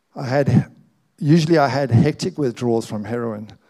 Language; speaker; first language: English; native; English